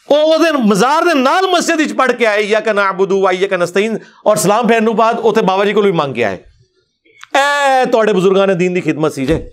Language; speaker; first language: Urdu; non-native, local second language; Punjabi